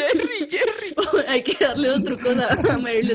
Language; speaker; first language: Spanish; native; Spanish